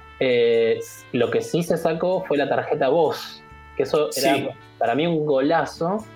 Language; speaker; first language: Spanish; native; Spanish